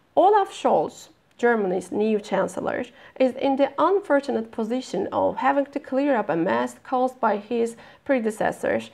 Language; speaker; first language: English; non-native, fluent; Turkish